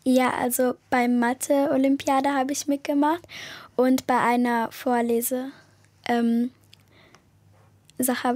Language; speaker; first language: German; early bilingual, other home language; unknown